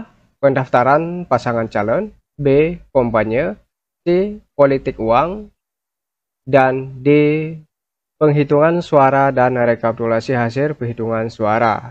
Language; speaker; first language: Indonesian; native; Indonesian